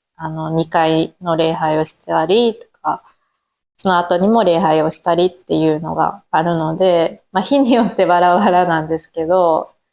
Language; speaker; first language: Japanese; native; Japanese